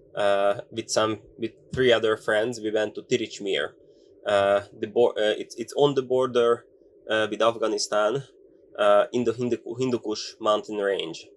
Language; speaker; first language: English; non-native, fluent; Hungarian